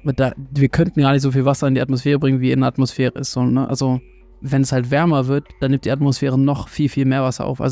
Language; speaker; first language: German; native; German